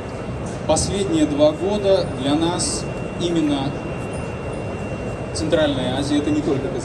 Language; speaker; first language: Russian; native; Russian